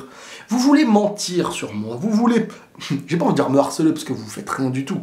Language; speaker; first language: French; native; French